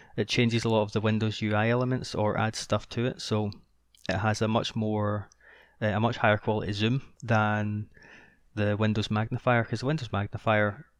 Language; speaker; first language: English; native; English